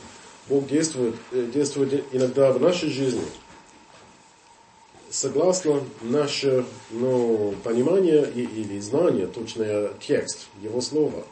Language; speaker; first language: Russian; non-native, fluent; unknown